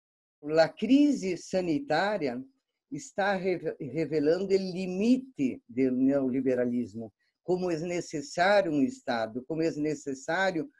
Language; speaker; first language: Spanish; non-native, fluent; Portuguese